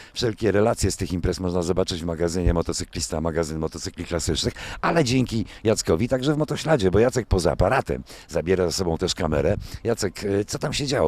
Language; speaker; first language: Polish; native; Polish